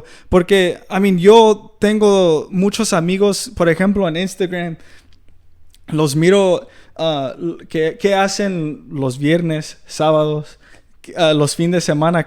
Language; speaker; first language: Spanish; early bilingual, heritage; Spanish